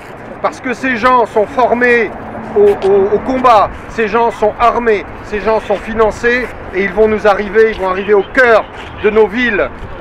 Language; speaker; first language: French; native; French